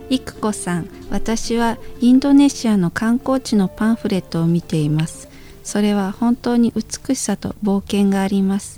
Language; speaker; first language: Japanese; non-native, fluent; Indonesian